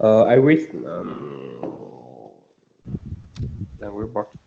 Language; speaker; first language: English; non-native, learner; Vietnamese